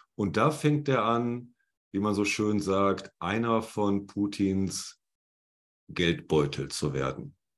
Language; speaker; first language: German; native; German